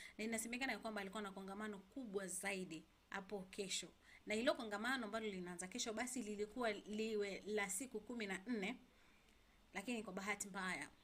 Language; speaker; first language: Swahili; native; Swahili